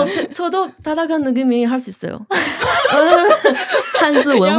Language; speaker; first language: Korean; non-native, learner; Chinese